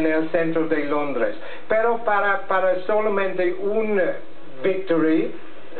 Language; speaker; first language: Spanish; non-native, learner; English